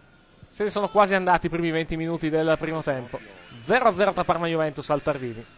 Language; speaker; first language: Italian; native; Italian